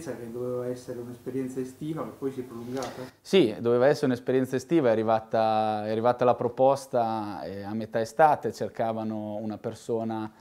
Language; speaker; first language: Italian; native; Italian